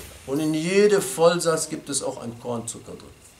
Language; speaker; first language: German; non-native, fluent; Arabic